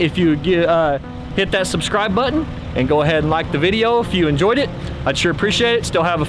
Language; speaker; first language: English; native; English